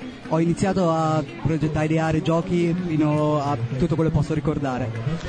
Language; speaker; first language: Italian; native; Italian